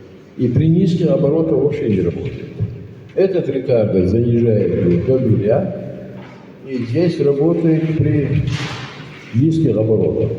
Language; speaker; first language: Russian; non-native, fluent; Georgian